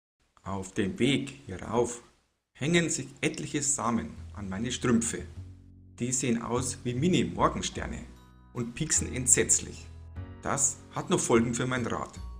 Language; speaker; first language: German; native; German